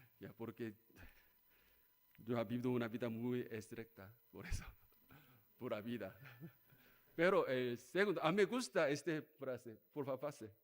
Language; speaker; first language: Spanish; non-native, learner; Korean